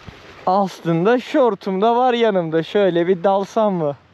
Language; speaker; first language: Turkish; native; Turkish